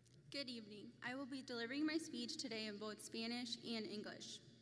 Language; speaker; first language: English; early bilingual, other home language; Spanish